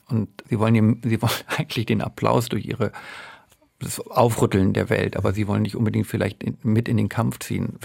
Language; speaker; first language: German; native; German